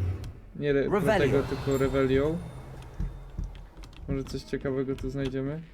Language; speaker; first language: Polish; native; Polish